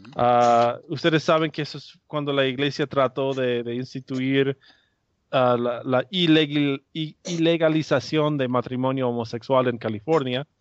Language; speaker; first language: Spanish; non-native, fluent; English